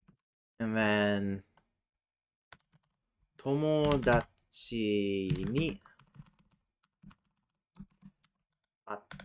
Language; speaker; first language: Japanese; non-native, fluent; English